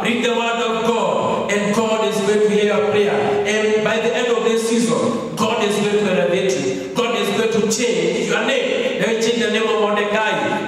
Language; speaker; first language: English; non-native, local second language; Kikuyu